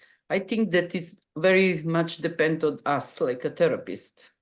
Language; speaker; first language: English; non-native, fluent; Macedonian